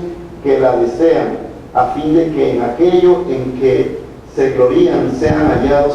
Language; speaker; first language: Spanish; native; Spanish